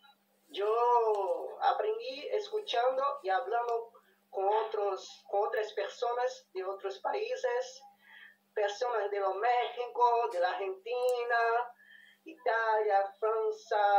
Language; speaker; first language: Spanish; non-native, learner; Portuguese